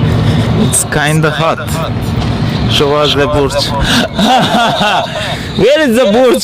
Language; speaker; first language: English; non-native, learner; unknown